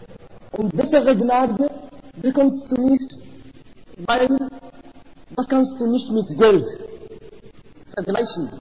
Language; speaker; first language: German; non-native, fluent; Arabic